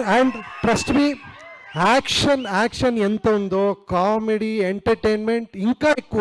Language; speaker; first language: Telugu; non-native, learner; Kannada